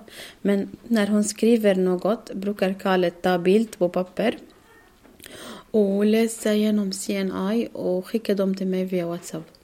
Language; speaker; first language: Swedish; non-native, learner; Arabic